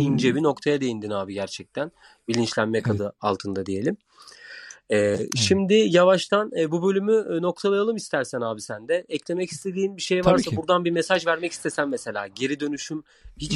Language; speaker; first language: Turkish; native; Turkish